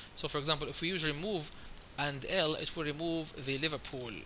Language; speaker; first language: English; non-native, fluent; Arabic